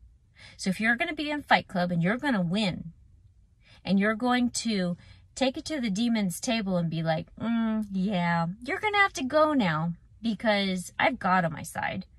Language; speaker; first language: English; native; English